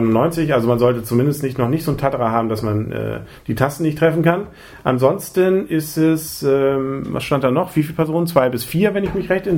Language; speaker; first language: German; native; German